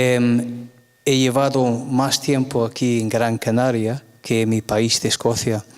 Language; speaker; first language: Spanish; non-native, fluent; English